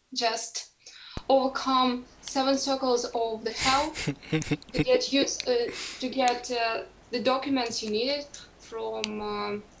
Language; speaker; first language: English; non-native, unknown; Russian